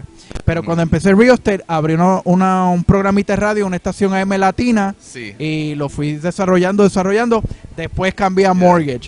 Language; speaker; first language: Spanish; native; Spanish